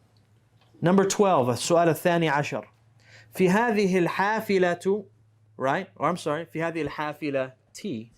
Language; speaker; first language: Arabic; non-native, fluent; English